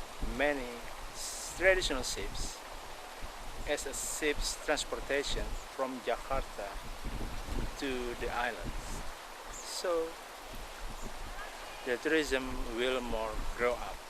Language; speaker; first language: English; non-native, local second language; Indonesian